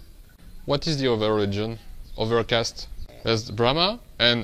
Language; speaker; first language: English; non-native, learner; French